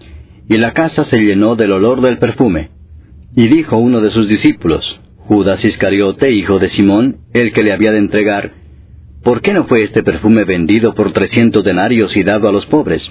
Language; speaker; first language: Spanish; native; Spanish